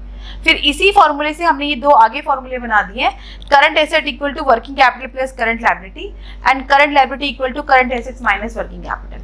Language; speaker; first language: Hindi; native; Hindi